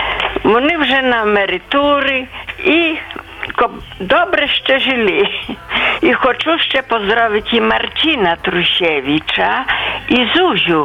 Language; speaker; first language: Polish; non-native, local second language; Belarusian